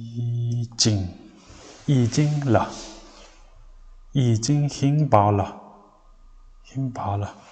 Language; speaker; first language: Chinese; non-native, fluent; Mongolian